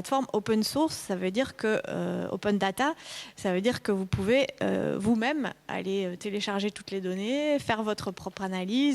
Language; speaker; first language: French; native; French